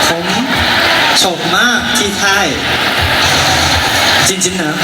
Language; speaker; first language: Thai; non-native, learner; Japanese